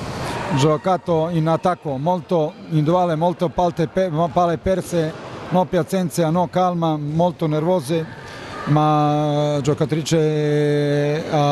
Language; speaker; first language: Italian; non-native, learner; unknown